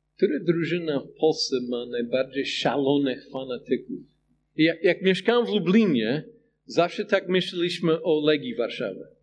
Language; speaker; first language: Polish; non-native, fluent; English